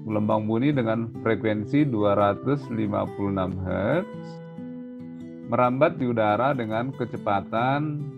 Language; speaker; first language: Indonesian; native; Indonesian